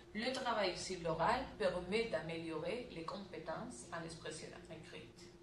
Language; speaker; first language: French; non-native, learner; Spanish